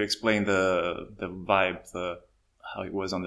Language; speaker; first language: English; non-native, fluent; Swedish